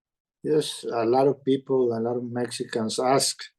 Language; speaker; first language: English; non-native, learner; Spanish